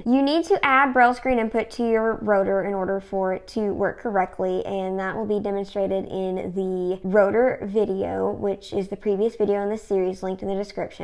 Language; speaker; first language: English; native; English